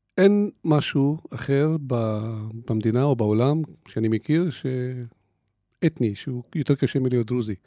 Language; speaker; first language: Hebrew; non-native, local second language; Arabic